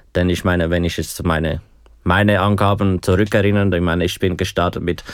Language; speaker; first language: German; native; German